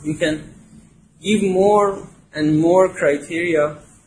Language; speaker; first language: English; non-native, fluent; Persian